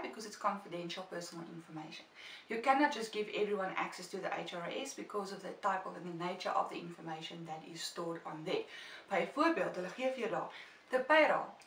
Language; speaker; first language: English; non-native, local second language; Afrikaans